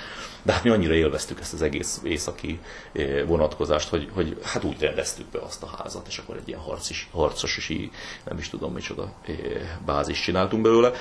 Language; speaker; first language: Hungarian; native; Hungarian